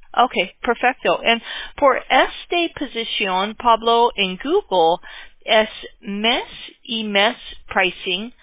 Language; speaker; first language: Spanish; non-native, learner; English